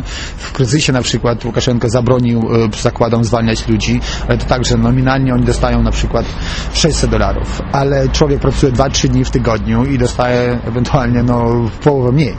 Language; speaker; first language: Polish; non-native, fluent; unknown